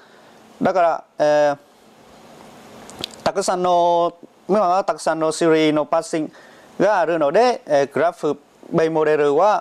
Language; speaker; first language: Japanese; non-native, learner; Vietnamese